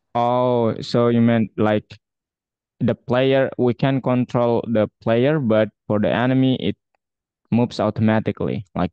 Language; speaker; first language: English; non-native, fluent; Indonesian